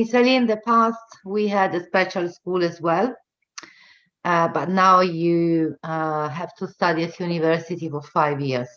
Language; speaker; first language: English; non-native, fluent; Italian